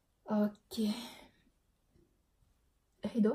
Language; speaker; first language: Swedish; non-native, learner; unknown